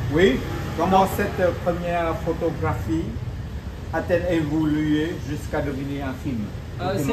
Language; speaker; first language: French; non-native, fluent; Vietnamese